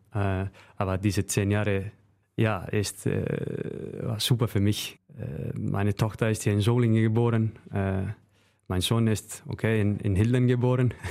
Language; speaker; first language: German; non-native, fluent; Icelandic